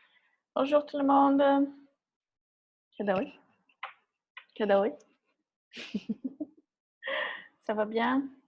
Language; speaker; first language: French; non-native, fluent; Portuguese